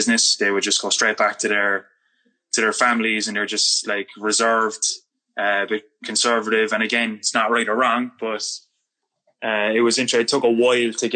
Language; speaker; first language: English; native; English